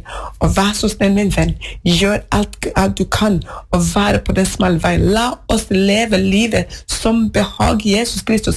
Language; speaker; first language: Norwegian; non-native, fluent; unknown